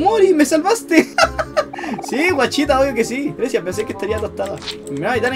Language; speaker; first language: Spanish; native; Spanish